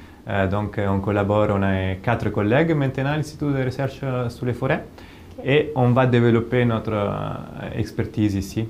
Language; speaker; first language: French; non-native, fluent; Italian